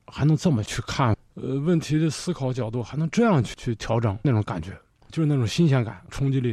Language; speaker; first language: Chinese; native; Chinese